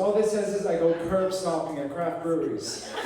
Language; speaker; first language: English; native; English